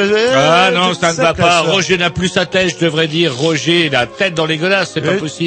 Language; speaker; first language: French; native; French